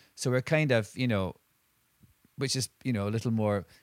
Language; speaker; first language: English; native; English